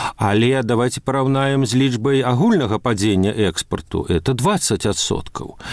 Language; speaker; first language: Belarusian; non-native, local second language; Russian